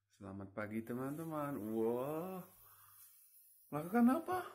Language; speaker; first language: Indonesian; non-native, learner; Dutch